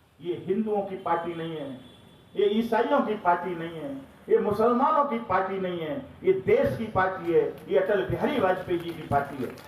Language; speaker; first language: Hindi; native; Hindi